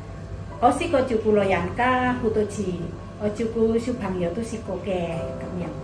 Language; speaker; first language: Cantonese; non-native, fluent; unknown